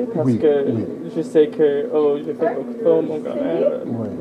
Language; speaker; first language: French; early bilingual, other home language; English